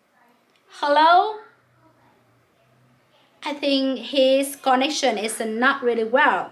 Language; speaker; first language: English; non-native, local second language; Vietnamese